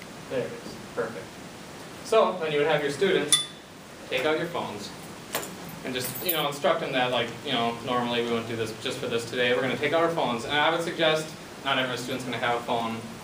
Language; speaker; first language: English; native; English